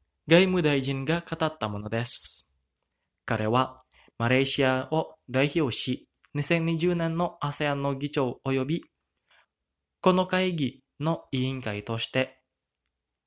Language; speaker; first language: Japanese; non-native, fluent; Indonesian